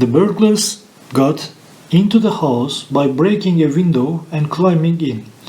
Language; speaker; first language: English; non-native, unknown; Turkish